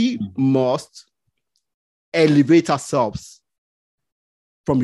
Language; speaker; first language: English; non-native, local second language; Yoruba